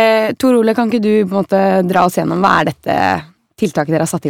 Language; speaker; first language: Norwegian; native; Norwegian